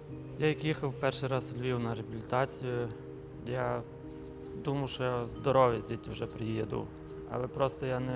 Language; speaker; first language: Ukrainian; native; Ukrainian